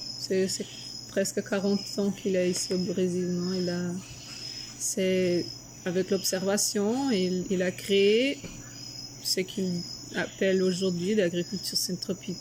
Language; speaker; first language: French; non-native, fluent; Portuguese